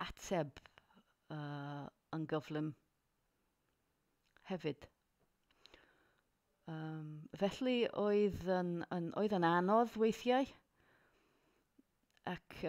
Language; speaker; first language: Welsh; non-native, learner; English